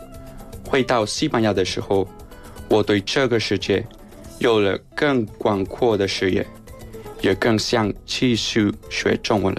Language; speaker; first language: Chinese; non-native, learner; Spanish